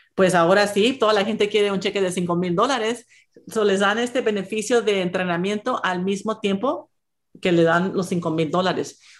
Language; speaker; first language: Spanish; early bilingual, heritage; Spanish